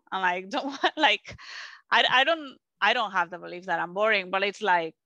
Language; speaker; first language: English; non-native, fluent; Spanish